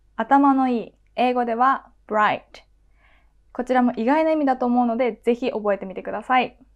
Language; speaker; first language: Japanese; native; Japanese